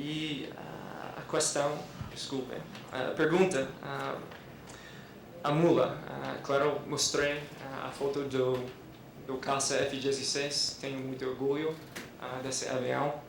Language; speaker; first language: Portuguese; non-native, fluent; English